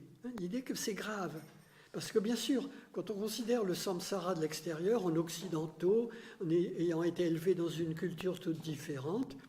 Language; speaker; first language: French; native; French